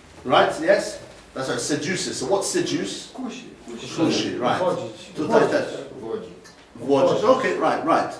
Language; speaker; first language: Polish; non-native, learner; English